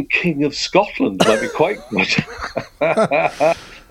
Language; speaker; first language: English; native; English